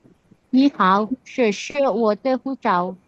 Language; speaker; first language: Chinese; non-native, learner; Indonesian